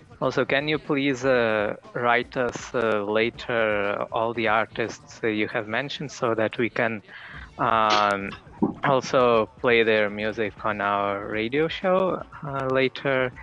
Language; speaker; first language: English; non-native, fluent; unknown